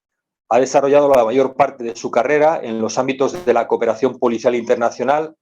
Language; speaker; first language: Spanish; native; Spanish